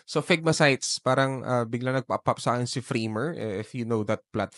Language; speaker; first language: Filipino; native; Filipino